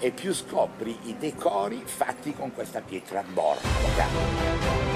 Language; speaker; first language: Italian; native; Italian